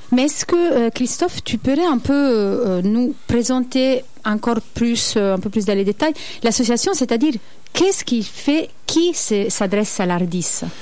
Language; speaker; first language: French; native; French